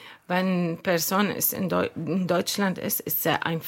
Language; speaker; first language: German; non-native, fluent; Arabic